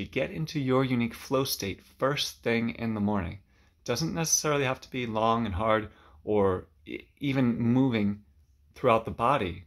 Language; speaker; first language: English; native; English